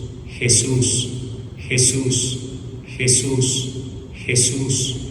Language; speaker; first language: Spanish; native; Spanish